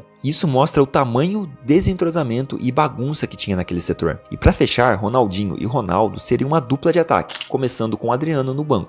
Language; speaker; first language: Portuguese; native; Portuguese